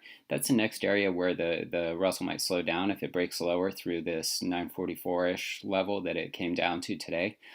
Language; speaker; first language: English; native; English